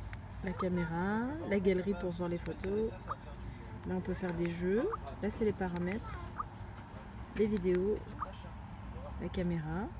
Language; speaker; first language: French; native; French